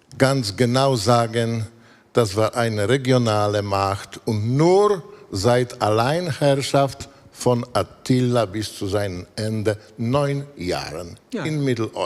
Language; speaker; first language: German; non-native, fluent; Polish